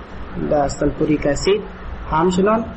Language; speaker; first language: Persian; native; Persian